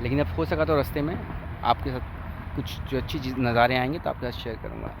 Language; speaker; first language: Hindi; native; Hindi